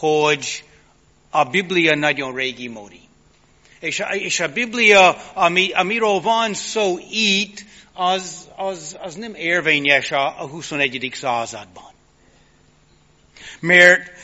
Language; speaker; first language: Hungarian; non-native, fluent; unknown